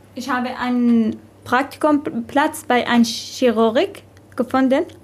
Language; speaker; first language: German; non-native, learner; Arabic